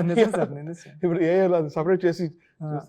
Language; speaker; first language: Telugu; non-native, learner; Tamil